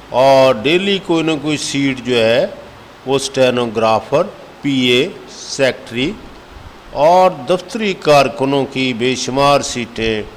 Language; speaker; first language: Urdu; non-native, local second language; Punjabi